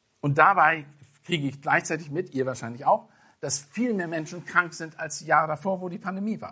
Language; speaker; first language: German; non-native, fluent; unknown